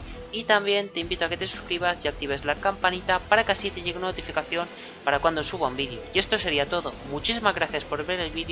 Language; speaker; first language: Spanish; native; Spanish